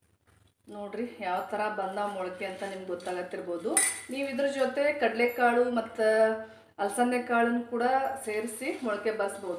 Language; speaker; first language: Kannada; native; Kannada